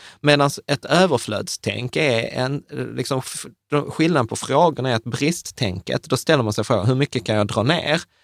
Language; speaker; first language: Swedish; early bilingual, other home language; Czech